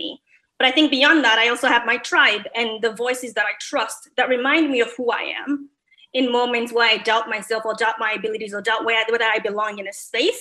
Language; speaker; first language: English; non-native, local second language; Yoruba